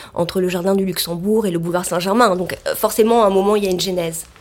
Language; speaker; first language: French; native; French